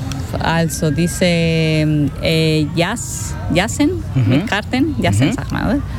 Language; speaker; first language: German; non-native, fluent; Spanish